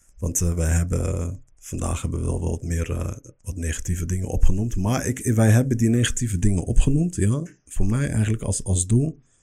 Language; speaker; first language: Dutch; early bilingual, other home language; Arabic